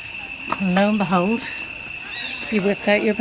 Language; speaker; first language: English; native; English